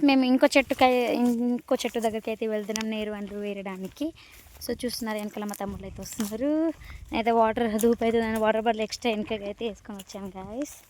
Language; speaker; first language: Telugu; non-native, local second language; Lambadi